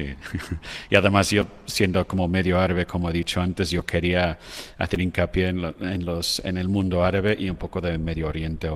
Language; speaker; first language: Spanish; non-native, fluent; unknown